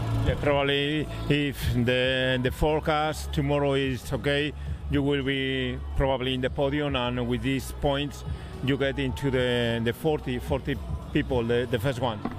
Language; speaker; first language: English; non-native, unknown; Spanish